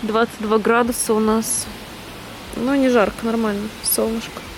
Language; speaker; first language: Russian; native; Russian